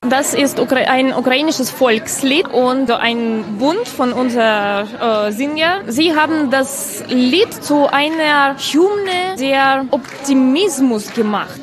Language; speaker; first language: German; non-native, learner; Ukrainian